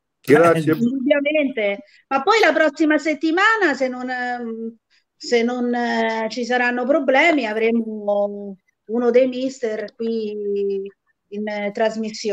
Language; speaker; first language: Italian; native; Italian